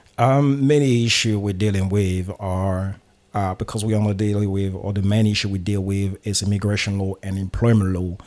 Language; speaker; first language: English; non-native, fluent; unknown